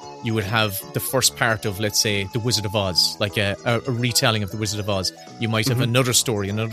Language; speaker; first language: English; native; English